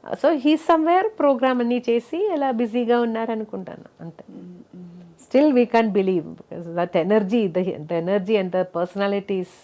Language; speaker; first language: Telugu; non-native, learner; Malayalam